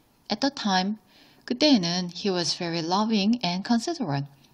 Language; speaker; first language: English; non-native, fluent; Korean